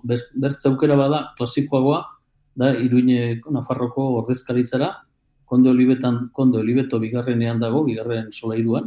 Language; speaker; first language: Basque; native; Basque